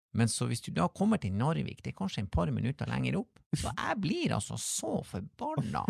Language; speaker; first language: Norwegian; native; Norwegian